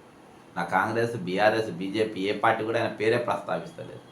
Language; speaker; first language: Telugu; native; Telugu